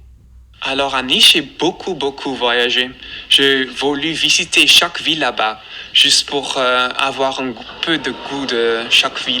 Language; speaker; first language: French; non-native, fluent; Dutch